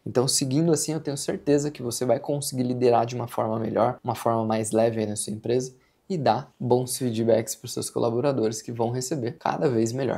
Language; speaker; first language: Portuguese; native; Portuguese